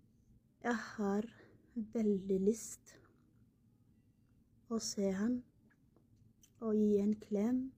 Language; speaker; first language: Norwegian; non-native, learner; Somali